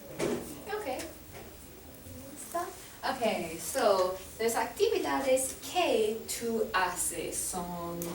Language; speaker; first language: Spanish; non-native, fluent; English